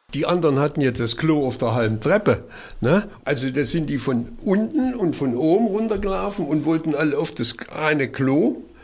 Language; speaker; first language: German; native; German